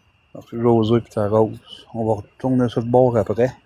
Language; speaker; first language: French; native; French